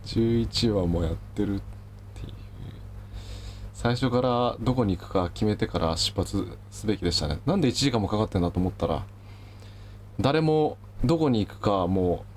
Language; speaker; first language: Japanese; native; Japanese